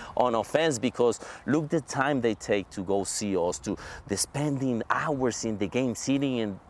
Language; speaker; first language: English; non-native, fluent; Spanish